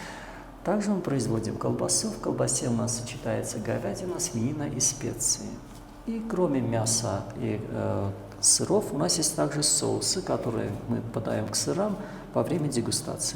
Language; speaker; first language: Russian; native; Russian